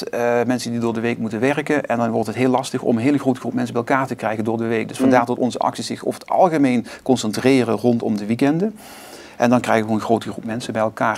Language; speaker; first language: Dutch; native; Dutch